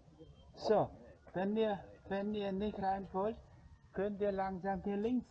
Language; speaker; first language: German; non-native, fluent; Vietnamese